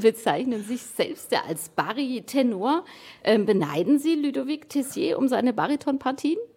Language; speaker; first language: German; native; German